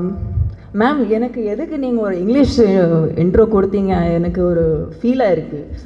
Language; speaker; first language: Tamil; non-native, fluent; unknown